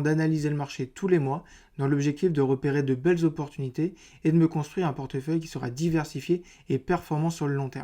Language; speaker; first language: French; native; French